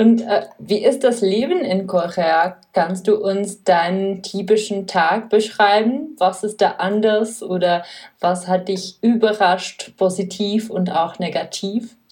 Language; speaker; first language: German; non-native, fluent; Czech